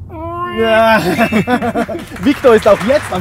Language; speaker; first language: German; native; German